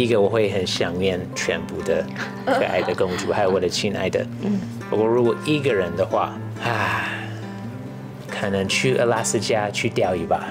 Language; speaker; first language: Chinese; non-native, fluent; English